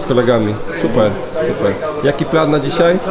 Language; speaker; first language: Polish; native; Polish